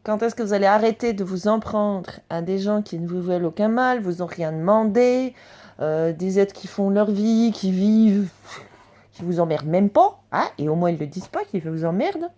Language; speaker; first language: French; native; French